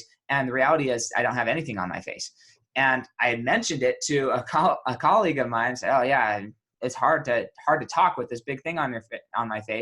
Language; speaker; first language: English; native; English